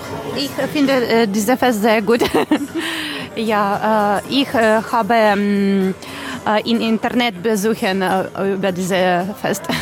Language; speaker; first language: German; non-native, learner; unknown